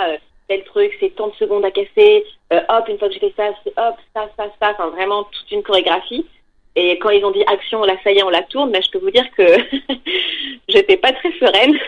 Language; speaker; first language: French; native; French